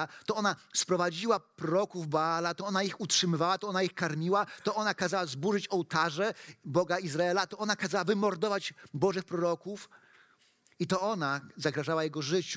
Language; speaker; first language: Polish; native; Polish